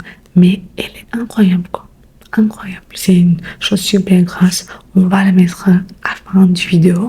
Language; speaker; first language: French; non-native, learner; Spanish